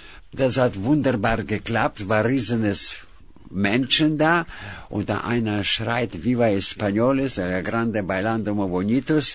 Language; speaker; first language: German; non-native, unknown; Russian